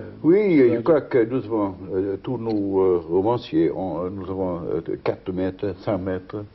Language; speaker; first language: French; non-native, fluent; English